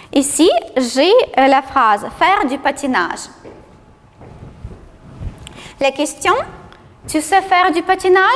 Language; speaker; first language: French; non-native, fluent; Ukrainian